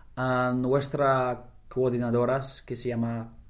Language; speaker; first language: Spanish; non-native, fluent; English